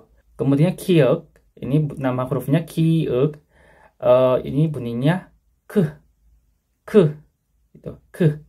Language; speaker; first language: Indonesian; non-native, fluent; Korean